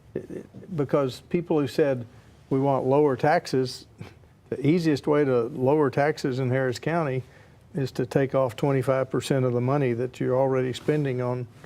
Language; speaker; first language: English; native; English